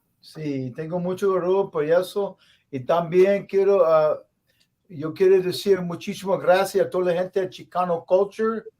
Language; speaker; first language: Spanish; non-native, learner; English